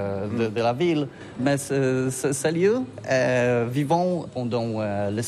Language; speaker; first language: French; non-native, fluent; Polish